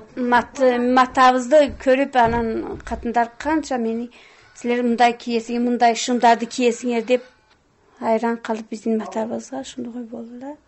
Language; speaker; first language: Kyrgyz; non-native, local second language; Tajik